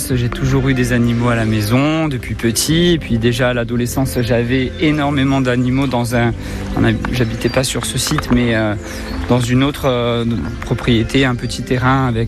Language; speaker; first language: French; native; French